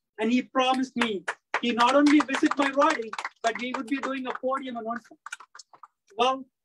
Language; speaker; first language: English; early bilingual, other home language; Tamil